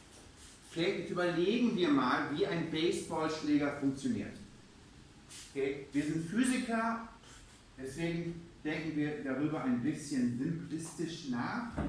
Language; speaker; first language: German; non-native, fluent; English